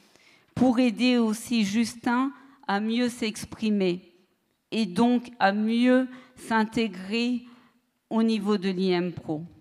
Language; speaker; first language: French; native; French